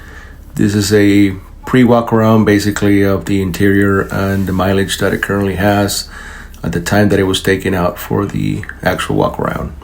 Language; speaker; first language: English; native; English